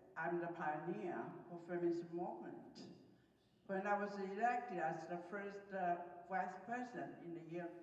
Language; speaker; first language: English; non-native, fluent; Chinese